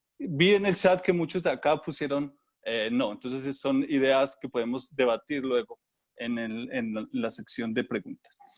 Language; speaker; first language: Spanish; native; Spanish